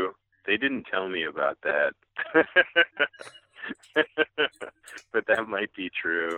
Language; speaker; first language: English; native; English